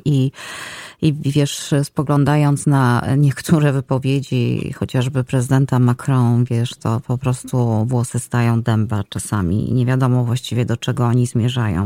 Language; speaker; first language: Polish; native; Polish